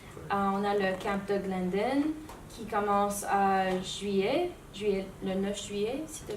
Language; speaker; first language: French; non-native, learner; English